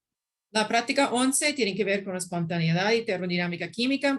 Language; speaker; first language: Spanish; non-native, fluent; English